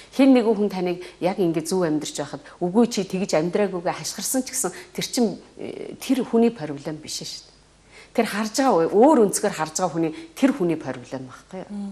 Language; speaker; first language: Mongolian; native; Mongolian